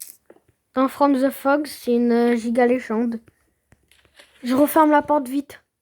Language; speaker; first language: French; native; French